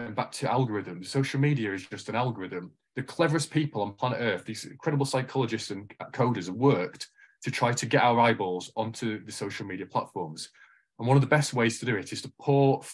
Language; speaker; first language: English; native; English